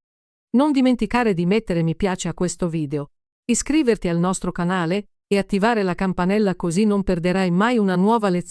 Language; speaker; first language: Italian; native; Italian